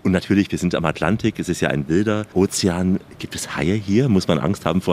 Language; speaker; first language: German; native; German